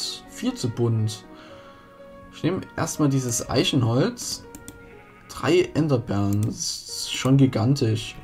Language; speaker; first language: German; native; German